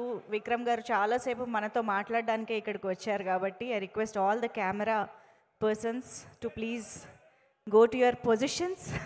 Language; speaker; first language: Telugu; native; Telugu